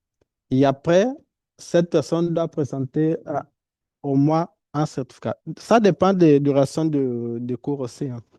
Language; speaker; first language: French; non-native, fluent; Portuguese